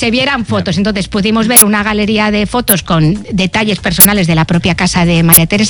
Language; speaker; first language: Spanish; native; Spanish